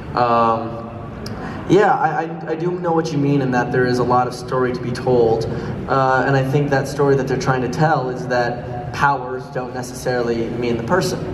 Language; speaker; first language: English; native; English